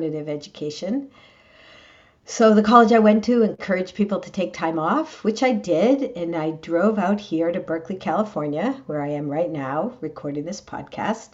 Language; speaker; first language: English; native; English